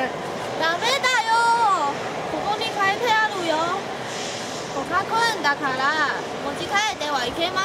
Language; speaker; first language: Japanese; non-native, learner; Chinese